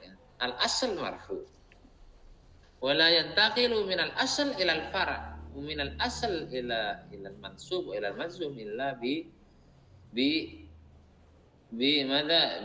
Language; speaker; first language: Arabic; non-native, fluent; Indonesian